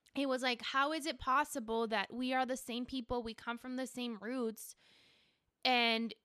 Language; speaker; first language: English; early bilingual, other home language; Spanish